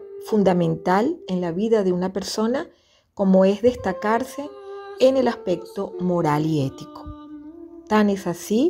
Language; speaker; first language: Spanish; native; Spanish